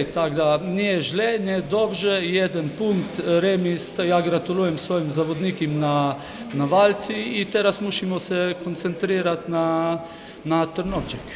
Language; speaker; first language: Polish; non-native, learner; Slovenian